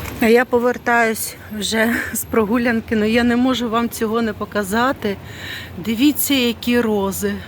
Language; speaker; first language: Ukrainian; non-native, local second language; Russian